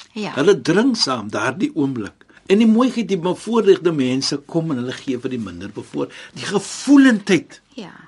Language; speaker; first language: Afrikaans; non-native, fluent; Arabic